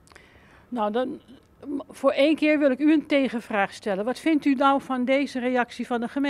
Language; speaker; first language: Dutch; native; Dutch